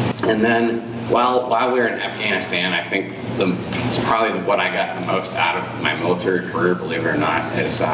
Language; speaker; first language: English; native; English